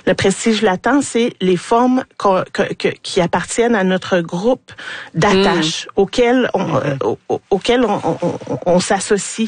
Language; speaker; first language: French; native; French